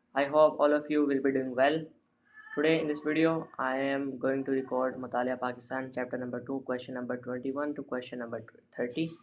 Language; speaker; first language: English; non-native, local second language; Urdu